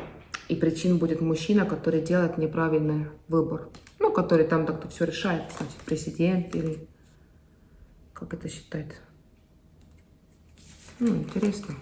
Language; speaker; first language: Russian; non-native, fluent; Estonian